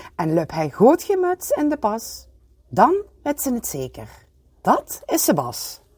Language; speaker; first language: Dutch; non-native, local second language; Limburgish